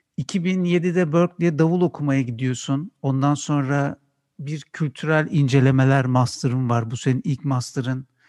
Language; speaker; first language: Turkish; native; Turkish